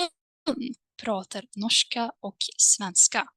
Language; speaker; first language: Swedish; non-native, fluent; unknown